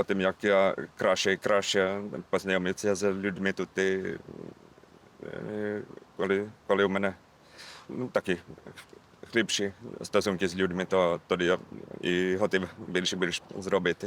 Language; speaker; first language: Ukrainian; non-native, learner; Finnish